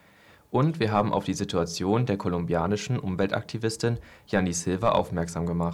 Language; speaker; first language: German; native; German